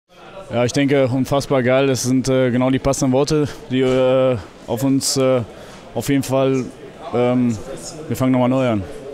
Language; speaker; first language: German; native; German